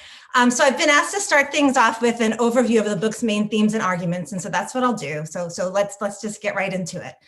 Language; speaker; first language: English; native; English